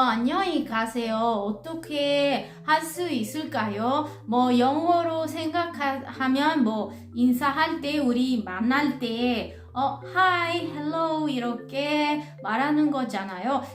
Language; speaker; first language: Korean; non-native, learner; Italian